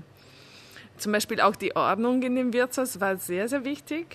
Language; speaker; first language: German; early bilingual, heritage; German